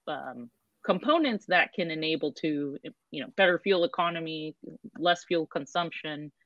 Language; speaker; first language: English; native; English